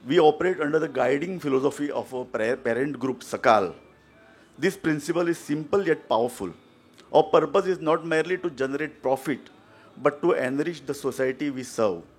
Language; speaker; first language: English; non-native, local second language; Konkani